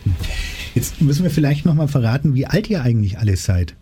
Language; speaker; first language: German; native; German